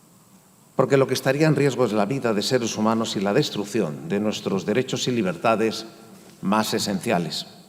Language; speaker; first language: Spanish; native; Spanish